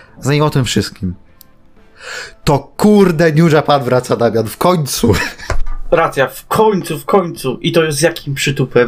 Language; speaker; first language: Polish; native; Polish